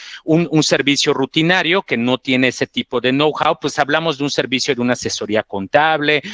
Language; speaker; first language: Spanish; native; Spanish